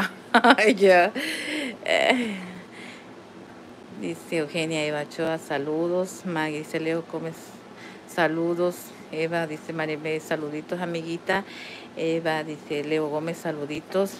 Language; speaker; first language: Spanish; native; Spanish